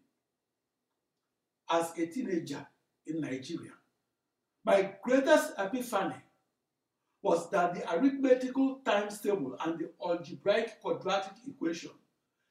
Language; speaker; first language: English; non-native, local second language; Igbo